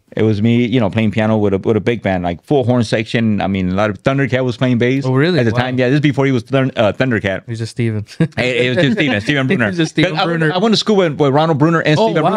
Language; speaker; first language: English; native; English